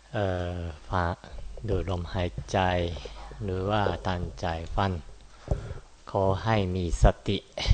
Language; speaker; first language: Thai; non-native, fluent; Japanese